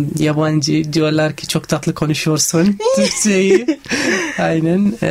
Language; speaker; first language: Turkish; non-native, learner; Arabic